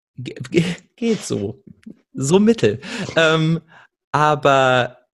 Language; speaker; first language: German; native; German